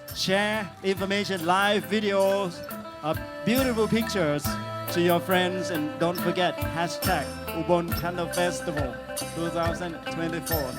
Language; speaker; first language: English; non-native, fluent; Thai